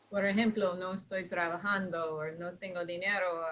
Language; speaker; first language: Spanish; non-native, fluent; English